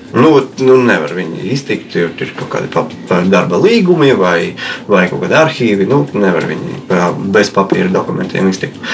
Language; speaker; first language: Latvian; non-native, local second language; Russian